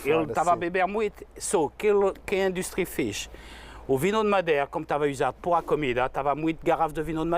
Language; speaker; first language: Portuguese; non-native, learner; French